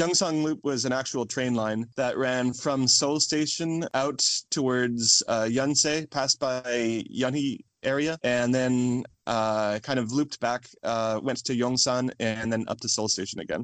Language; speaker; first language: English; native; English